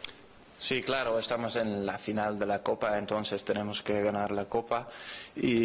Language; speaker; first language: Spanish; non-native, fluent; Dutch